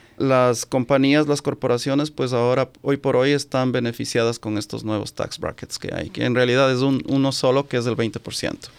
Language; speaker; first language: Spanish; native; Spanish